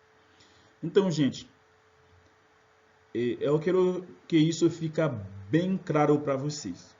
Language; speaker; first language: Portuguese; non-native, fluent; French